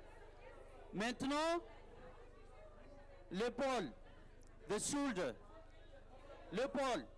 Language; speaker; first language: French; non-native, learner; English